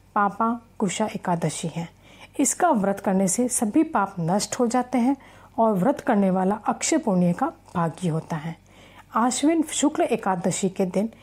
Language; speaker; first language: Hindi; native; Hindi